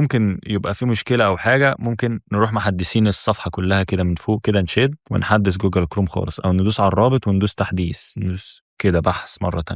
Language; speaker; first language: Arabic; native; Arabic